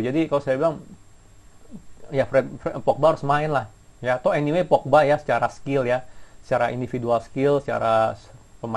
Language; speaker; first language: Indonesian; native; Indonesian